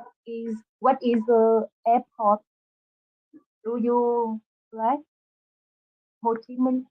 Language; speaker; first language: English; non-native, learner; Vietnamese